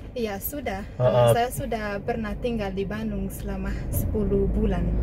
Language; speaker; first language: Indonesian; non-native, learner; Malagasy